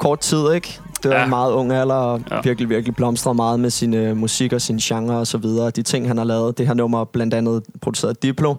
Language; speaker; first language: Danish; native; Danish